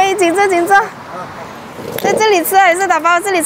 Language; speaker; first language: Chinese; non-native, fluent; Indonesian